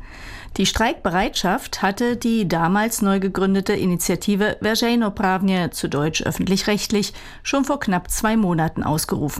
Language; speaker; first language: German; native; German